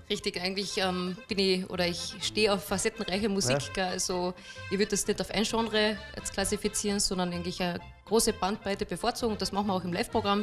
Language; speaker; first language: German; native; German